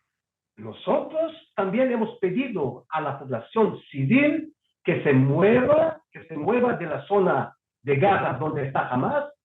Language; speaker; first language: Spanish; non-native, fluent; Hebrew